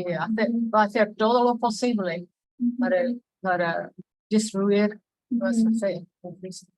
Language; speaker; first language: Spanish; non-native, fluent; English